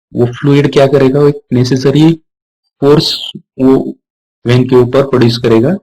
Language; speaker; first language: Hindi; non-native, local second language; Marathi